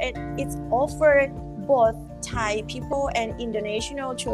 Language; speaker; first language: English; non-native, fluent; Thai